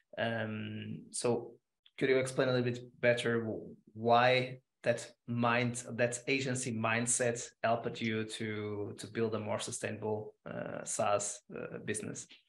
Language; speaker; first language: English; non-native, fluent; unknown